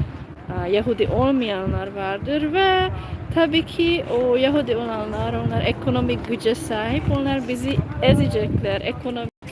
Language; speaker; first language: Turkish; non-native, fluent; Hungarian